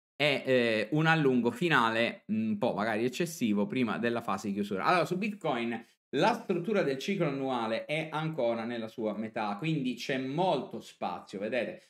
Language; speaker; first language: Italian; native; Italian